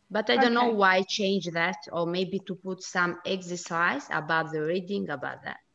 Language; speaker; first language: English; non-native, learner; Italian